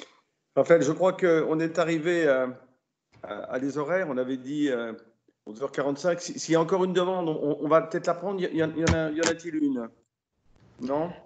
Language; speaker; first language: French; native; French